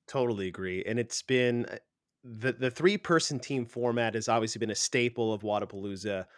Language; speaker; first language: English; native; English